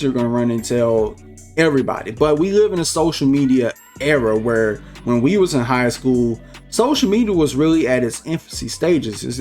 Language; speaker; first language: English; native; English